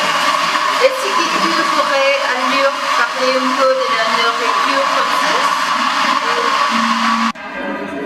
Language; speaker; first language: French; non-native, learner; Spanish